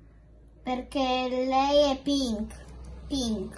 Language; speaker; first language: Italian; early bilingual, other home language; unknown